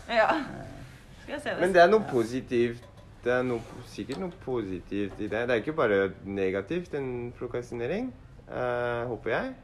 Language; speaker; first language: Norwegian; non-native, learner; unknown